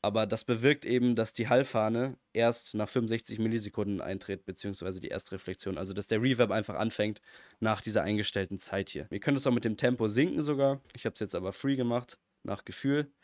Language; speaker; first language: German; native; German